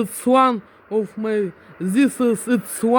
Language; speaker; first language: English; non-native, learner; Russian